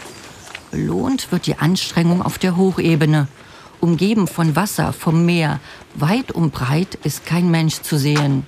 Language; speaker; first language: German; native; German